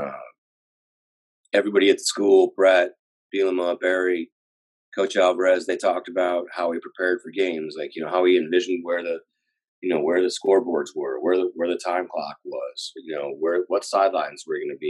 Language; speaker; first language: English; native; English